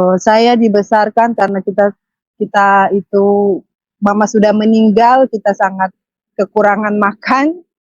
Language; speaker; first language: Indonesian; native; Indonesian